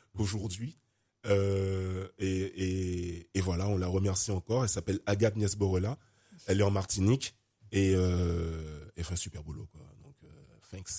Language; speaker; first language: French; native; French